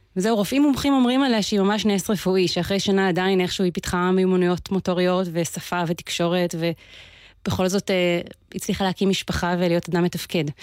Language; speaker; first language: Hebrew; native; Hebrew